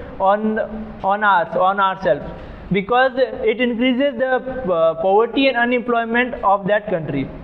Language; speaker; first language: English; non-native, learner; Hindi